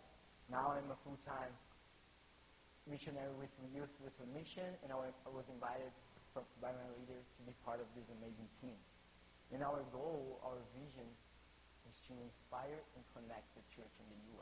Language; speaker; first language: English; non-native, fluent; Portuguese